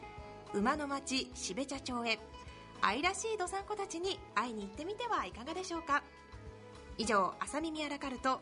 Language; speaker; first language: Japanese; native; Japanese